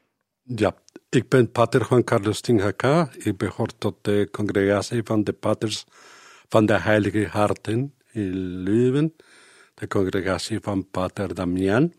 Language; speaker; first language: Dutch; non-native, learner; Spanish